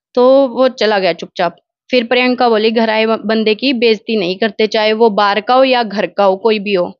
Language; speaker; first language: Hindi; non-native, local second language; Haryanvi